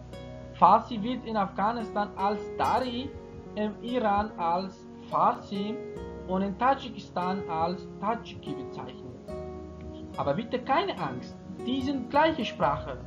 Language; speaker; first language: German; non-native, fluent; Persian